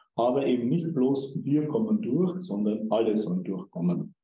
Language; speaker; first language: German; native; German